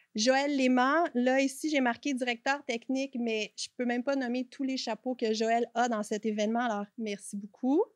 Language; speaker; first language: French; native; French